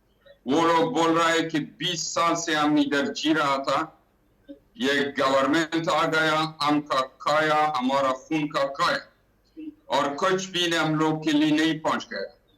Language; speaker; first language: Hindi; non-native, learner; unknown